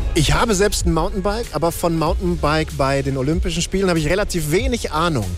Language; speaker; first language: German; native; German